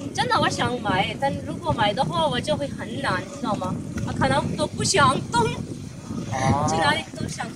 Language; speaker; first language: Chinese; non-native, learner; Urdu